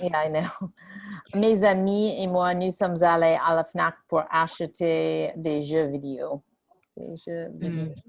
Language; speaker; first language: French; non-native, fluent; English